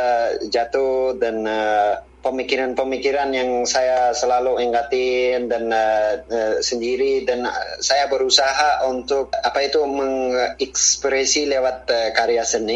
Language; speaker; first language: Indonesian; non-native, fluent; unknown